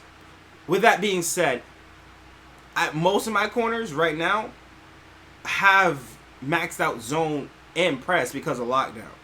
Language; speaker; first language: English; native; English